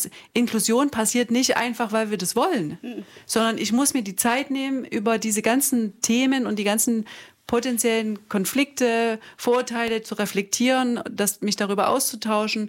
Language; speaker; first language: German; native; German